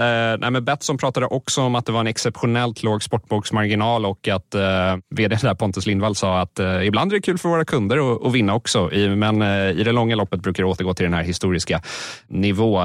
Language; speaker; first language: Swedish; native; Swedish